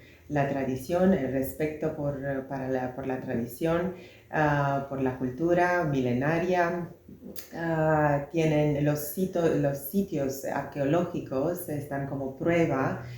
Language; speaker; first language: Spanish; non-native, fluent; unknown